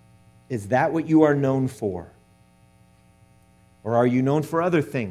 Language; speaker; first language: English; native; English